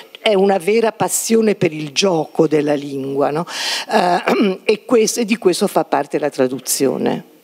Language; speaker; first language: Italian; native; Italian